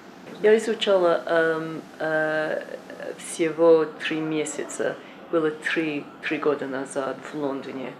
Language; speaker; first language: Russian; non-native, learner; English